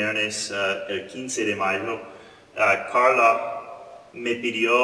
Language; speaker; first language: Spanish; non-native, learner; English